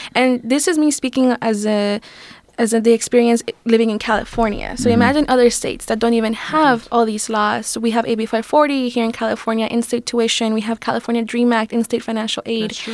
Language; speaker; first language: English; early bilingual, other home language; Spanish